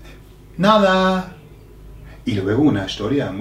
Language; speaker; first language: Spanish; non-native, fluent; English